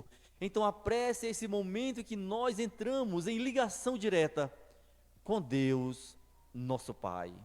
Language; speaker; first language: Portuguese; native; Portuguese